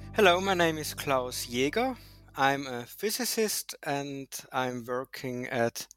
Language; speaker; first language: English; non-native, fluent; German